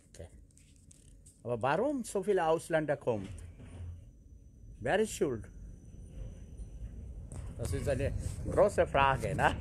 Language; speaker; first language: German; non-native, learner; Bangla